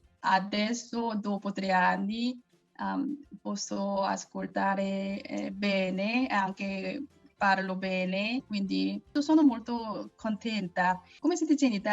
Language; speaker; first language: Italian; non-native, learner; Korean